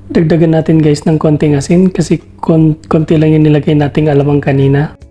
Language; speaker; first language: Filipino; non-native, local second language; Bikol